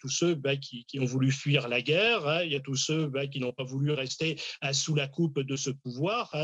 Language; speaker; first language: French; native; French